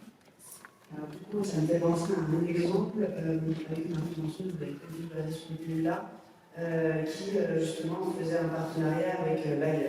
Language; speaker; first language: French; native; French